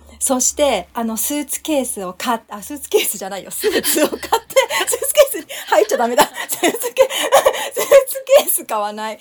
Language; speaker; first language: Japanese; native; Japanese